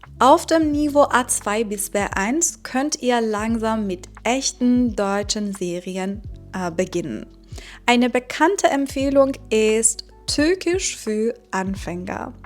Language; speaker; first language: German; non-native, fluent; Persian